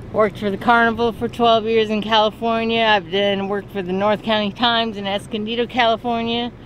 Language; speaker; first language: English; native; English